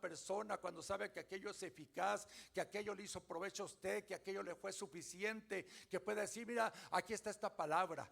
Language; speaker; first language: Spanish; native; Spanish